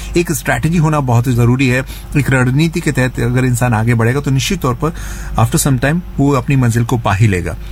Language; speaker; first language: Hindi; native; Hindi